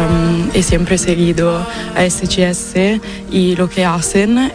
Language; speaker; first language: Spanish; non-native, fluent; Italian